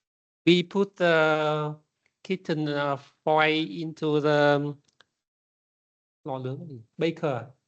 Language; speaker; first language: English; non-native, learner; Vietnamese